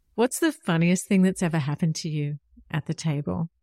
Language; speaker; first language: English; native; English